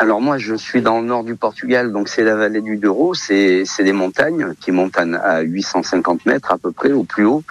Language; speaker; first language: French; early bilingual, other home language; Portuguese